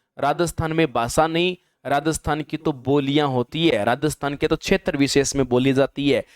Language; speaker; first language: Hindi; native; Hindi